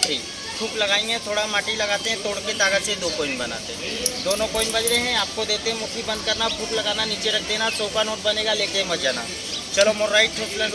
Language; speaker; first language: Hindi; native; Hindi